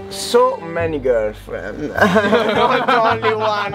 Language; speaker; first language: English; non-native, learner; Italian